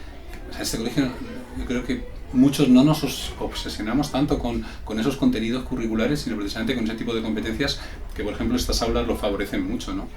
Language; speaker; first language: Spanish; native; Spanish